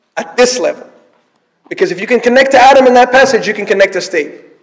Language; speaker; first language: English; early bilingual, other home language; Arabic